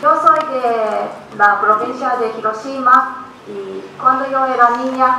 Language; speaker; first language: Spanish; non-native, learner; Japanese